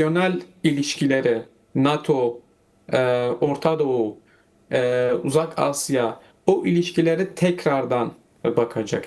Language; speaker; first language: Turkish; non-native, fluent; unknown